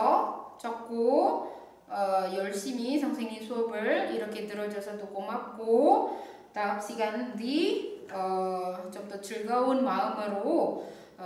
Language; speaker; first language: Korean; non-native, fluent; Indonesian